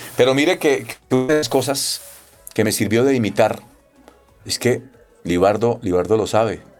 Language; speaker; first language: Spanish; native; Spanish